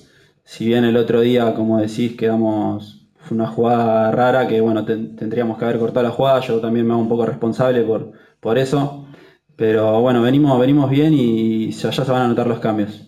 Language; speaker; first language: Spanish; native; Spanish